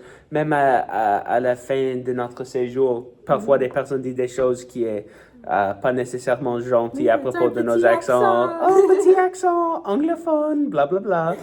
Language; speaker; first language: French; non-native, local second language; English